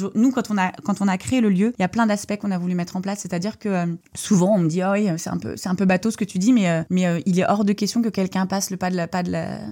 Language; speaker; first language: French; native; French